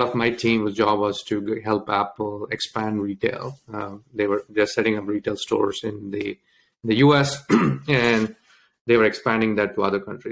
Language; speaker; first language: English; non-native, local second language; Tamil